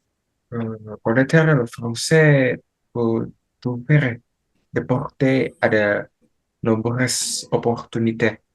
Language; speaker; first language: French; non-native, learner; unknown